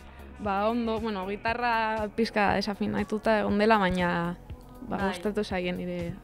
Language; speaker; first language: Basque; non-native, local second language; Spanish